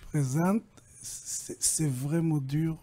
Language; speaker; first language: French; non-native, learner; Hebrew